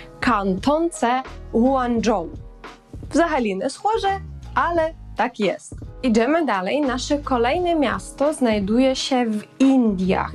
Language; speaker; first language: Polish; non-native, fluent; Ukrainian